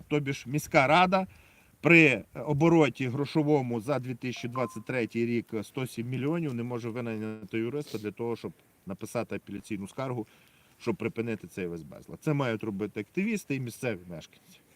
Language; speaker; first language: Ukrainian; native; Ukrainian